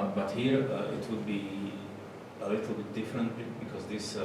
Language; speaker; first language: English; non-native, fluent; Slovak